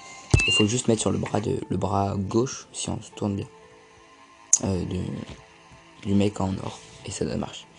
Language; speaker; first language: French; native; French